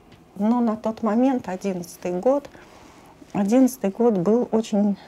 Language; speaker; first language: Russian; native; Russian